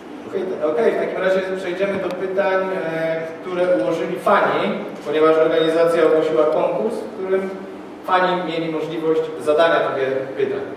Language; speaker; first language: Polish; native; Polish